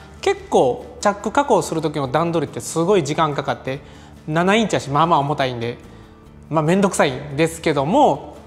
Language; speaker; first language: Japanese; native; Japanese